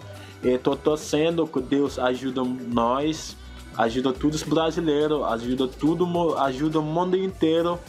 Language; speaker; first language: Portuguese; non-native, fluent; Wolof